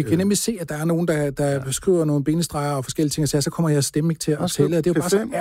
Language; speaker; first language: Danish; native; Danish